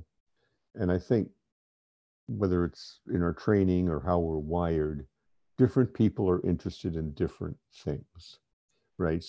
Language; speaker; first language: English; native; English